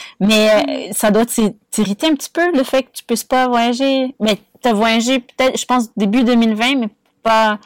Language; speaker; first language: French; native; French